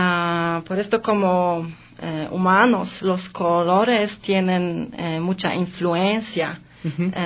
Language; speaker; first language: Spanish; non-native, learner; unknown